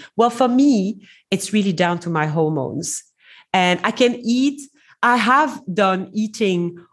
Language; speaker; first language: English; non-native, fluent; French